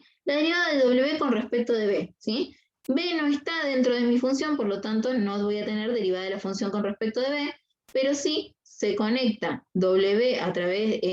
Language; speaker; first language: Spanish; native; Spanish